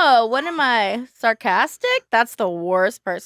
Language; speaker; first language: English; native; English